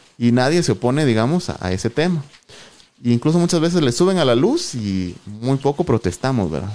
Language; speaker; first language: Spanish; native; Spanish